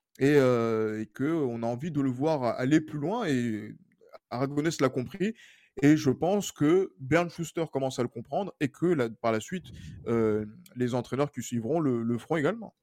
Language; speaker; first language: French; native; French